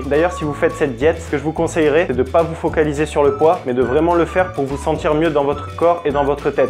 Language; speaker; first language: French; native; French